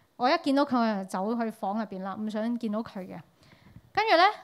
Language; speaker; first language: Cantonese; early bilingual, heritage; Cantonese